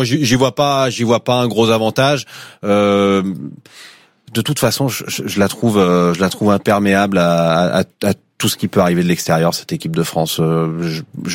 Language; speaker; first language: French; native; French